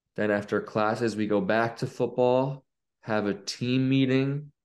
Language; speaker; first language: English; native; English